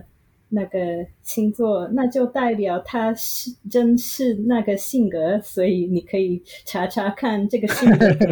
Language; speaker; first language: Chinese; non-native, fluent; Vietnamese